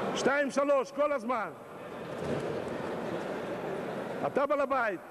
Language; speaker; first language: Hebrew; non-native, fluent; Russian